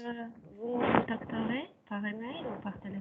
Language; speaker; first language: French; non-native, fluent; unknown